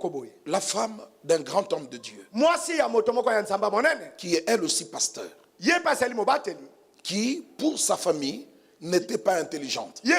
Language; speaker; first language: French; non-native, local second language; Lingala